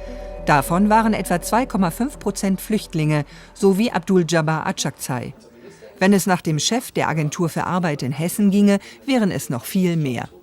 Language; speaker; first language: German; native; German